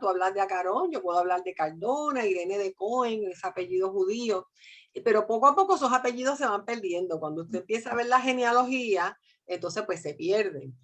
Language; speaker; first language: Spanish; native; Spanish